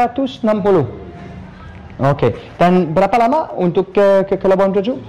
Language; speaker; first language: Indonesian; non-native, learner; English